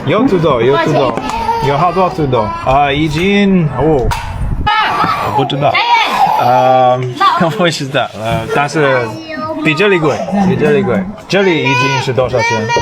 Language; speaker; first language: Chinese; non-native, fluent; English